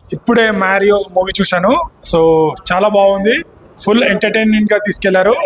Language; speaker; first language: Telugu; native; Telugu